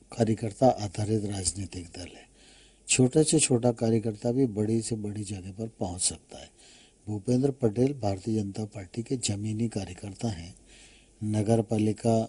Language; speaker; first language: Hindi; native; Hindi